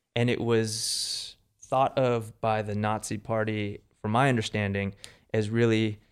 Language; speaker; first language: English; native; English